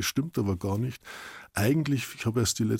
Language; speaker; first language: German; native; German